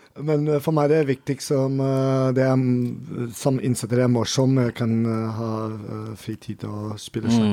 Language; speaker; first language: Norwegian; non-native, learner; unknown